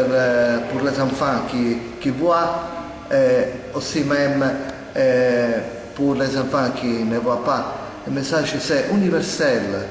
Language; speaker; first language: French; non-native, learner; Italian